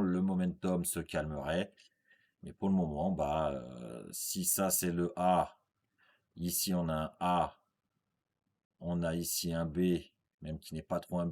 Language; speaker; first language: French; native; French